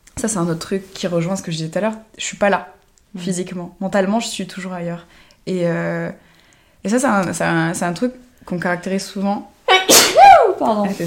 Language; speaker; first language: French; native; French